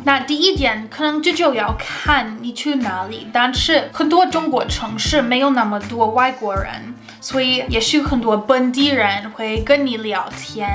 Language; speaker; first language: Chinese; non-native, fluent; English